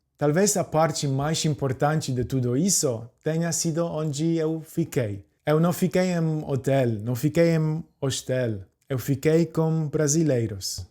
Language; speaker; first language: Portuguese; non-native, fluent; Polish